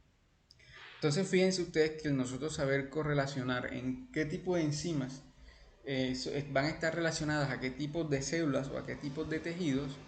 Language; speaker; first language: Spanish; native; Spanish